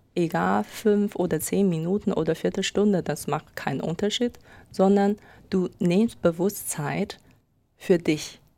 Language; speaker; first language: German; non-native, fluent; Chinese